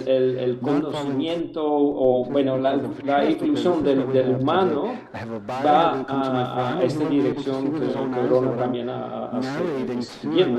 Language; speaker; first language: Spanish; non-native, fluent; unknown